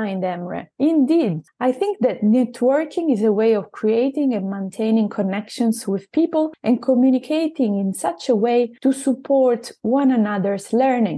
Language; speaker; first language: English; non-native, fluent; Italian